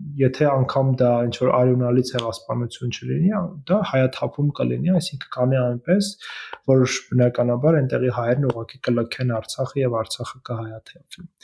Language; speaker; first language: Armenian; native; Armenian